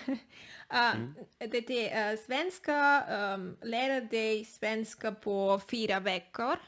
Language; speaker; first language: Swedish; non-native, learner; Spanish